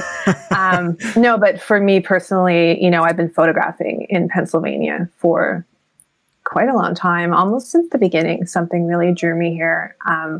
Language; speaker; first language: English; native; English